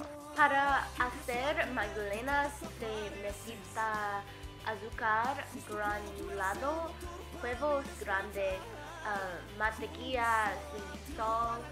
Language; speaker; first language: Spanish; non-native, learner; English